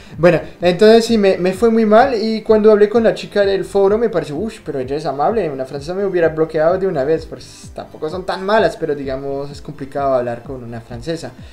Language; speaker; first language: Spanish; non-native, fluent; French